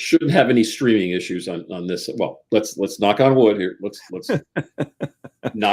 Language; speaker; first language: English; native; English